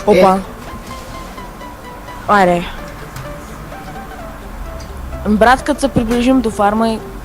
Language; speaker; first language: Bulgarian; native; Bulgarian